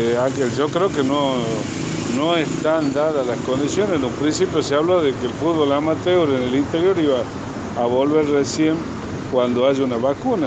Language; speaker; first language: Spanish; native; Spanish